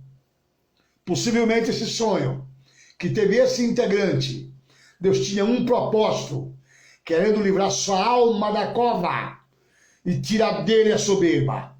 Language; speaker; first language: Portuguese; native; Portuguese